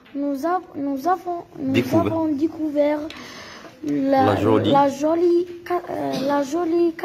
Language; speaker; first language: French; non-native, learner; Arabic